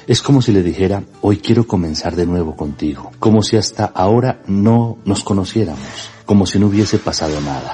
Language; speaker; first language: Spanish; native; Spanish